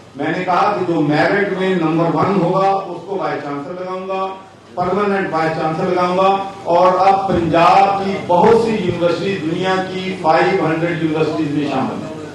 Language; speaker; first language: Urdu; non-native, local second language; Punjabi